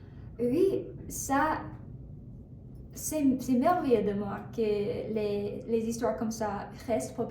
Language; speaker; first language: French; non-native, learner; English